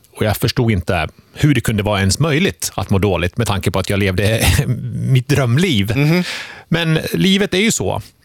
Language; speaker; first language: Swedish; early bilingual, other home language; Finnish